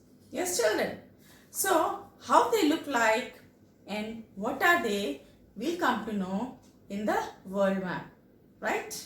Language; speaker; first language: English; non-native, local second language; Telugu